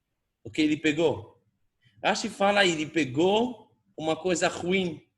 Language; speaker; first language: Portuguese; non-native, fluent; Hebrew